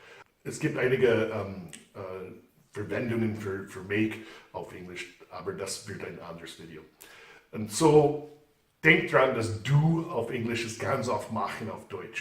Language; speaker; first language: German; non-native, fluent; English